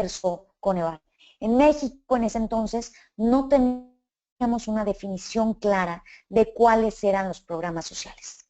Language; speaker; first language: Spanish; native; Spanish